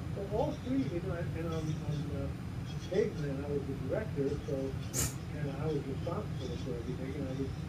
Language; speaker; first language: English; native; English